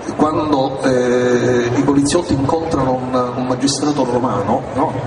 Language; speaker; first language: Italian; native; Italian